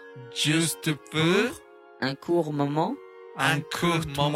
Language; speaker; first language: French; non-native, learner; Japanese